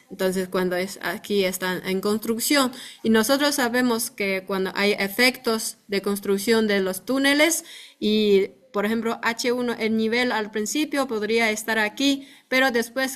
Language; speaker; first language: Spanish; non-native, fluent; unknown